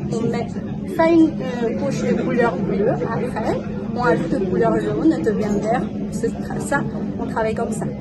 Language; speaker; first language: French; non-native, fluent; Chinese